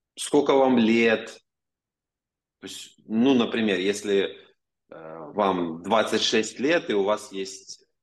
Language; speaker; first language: Russian; non-native, local second language; Ukrainian